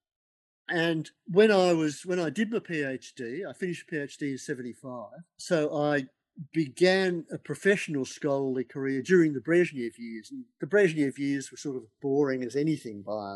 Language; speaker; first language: English; native; English